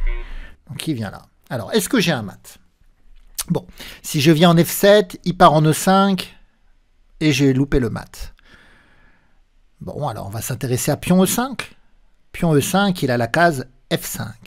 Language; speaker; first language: French; native; French